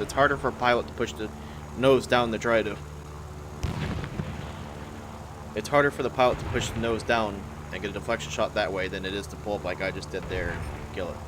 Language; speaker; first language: English; native; English